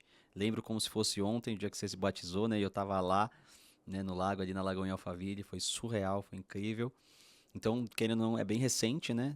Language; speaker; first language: Portuguese; native; Portuguese